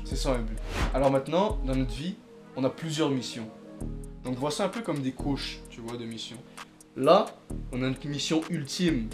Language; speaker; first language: French; native; French